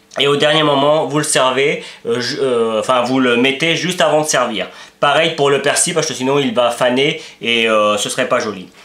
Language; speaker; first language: French; native; French